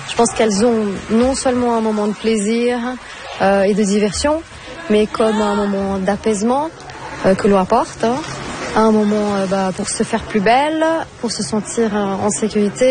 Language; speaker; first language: French; non-native, fluent; Portuguese